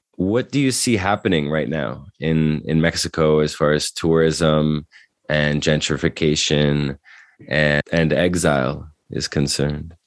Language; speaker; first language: English; native; English